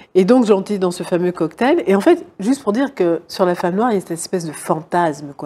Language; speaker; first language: French; native; French